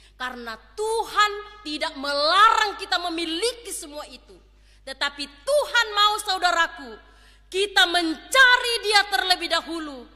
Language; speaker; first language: Indonesian; native; Indonesian